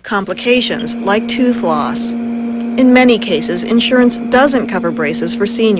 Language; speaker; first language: English; native; English